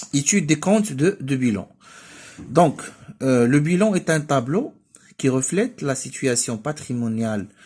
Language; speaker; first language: French; non-native, local second language; Arabic